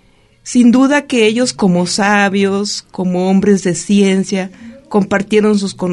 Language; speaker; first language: Spanish; native; Spanish